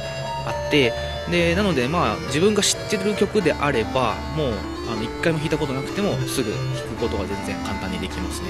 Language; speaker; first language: Japanese; native; Japanese